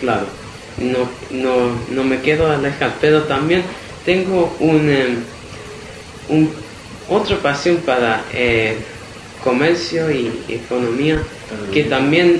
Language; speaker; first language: Spanish; early bilingual, heritage; Spanish